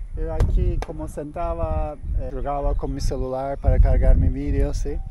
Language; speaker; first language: Spanish; non-native, learner; Turkish